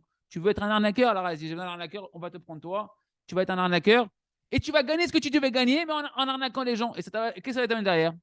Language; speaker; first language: French; native; French